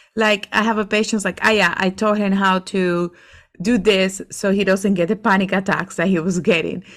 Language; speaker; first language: English; non-native, fluent; Spanish